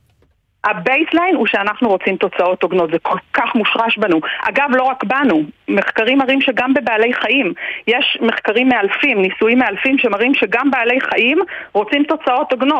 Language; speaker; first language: Hebrew; native; Hebrew